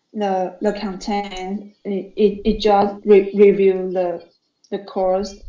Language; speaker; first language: English; non-native, learner; Chinese